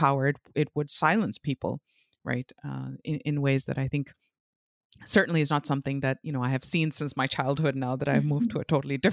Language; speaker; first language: English; non-native, local second language; Urdu